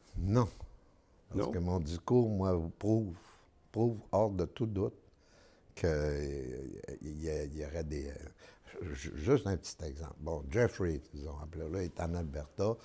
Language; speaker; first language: French; native; French